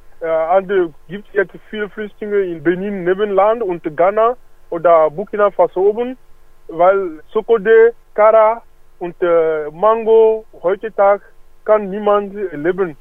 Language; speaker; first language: German; non-native, learner; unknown